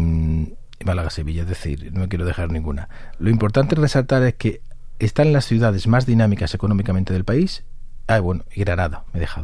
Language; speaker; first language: Spanish; native; Spanish